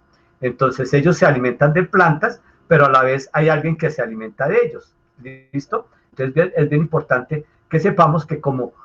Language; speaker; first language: Spanish; native; Spanish